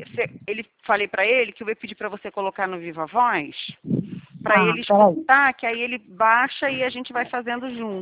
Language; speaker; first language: Portuguese; native; Portuguese